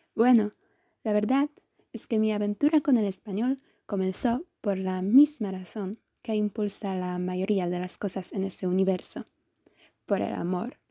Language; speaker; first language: Spanish; non-native, fluent; Polish